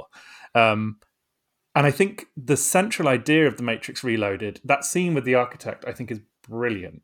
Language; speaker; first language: English; native; English